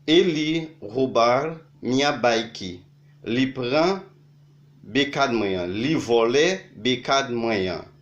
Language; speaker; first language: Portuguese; non-native, learner; Haitian Creole